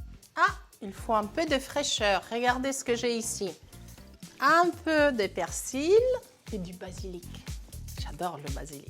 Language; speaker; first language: French; non-native, fluent; Italian